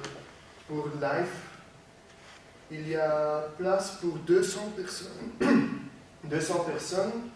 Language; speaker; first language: French; non-native, learner; Dutch